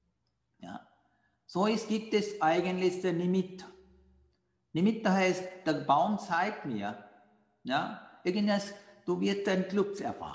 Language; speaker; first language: German; non-native, fluent; Sinhala